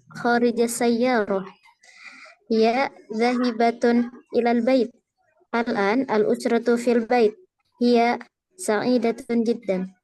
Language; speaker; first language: Arabic; non-native, learner; Indonesian